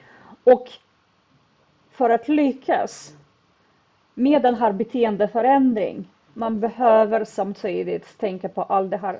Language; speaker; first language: Swedish; non-native, fluent; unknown